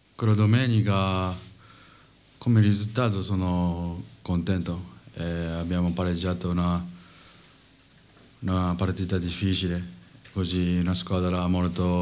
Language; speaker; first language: Italian; non-native, learner; Japanese